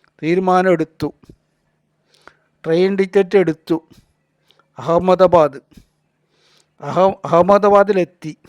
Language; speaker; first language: Malayalam; native; Malayalam